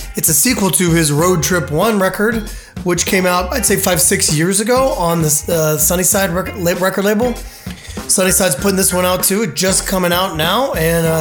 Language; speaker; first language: English; native; English